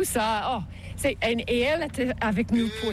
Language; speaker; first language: French; non-native, local second language; English